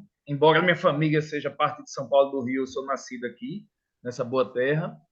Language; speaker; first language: Portuguese; native; Portuguese